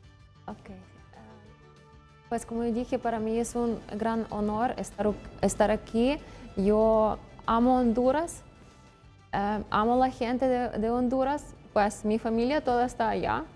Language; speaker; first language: Spanish; non-native, fluent; Ukrainian